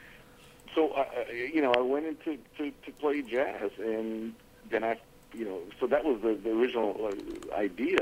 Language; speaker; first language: English; native; English